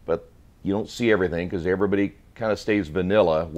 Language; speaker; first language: English; native; English